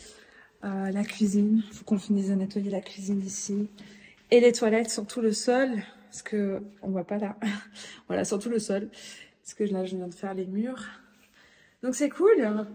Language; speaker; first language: French; native; French